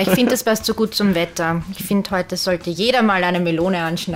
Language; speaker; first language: German; native; German